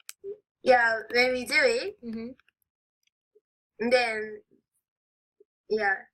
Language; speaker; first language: English; non-native, learner; Japanese